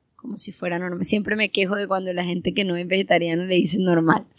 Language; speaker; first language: Spanish; native; Spanish